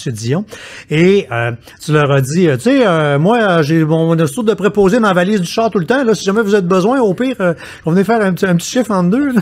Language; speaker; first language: French; native; French